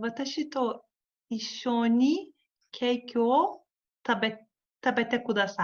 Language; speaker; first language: Japanese; non-native, learner; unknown